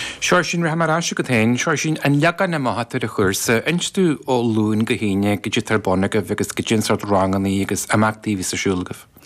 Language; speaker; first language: Irish; native; Irish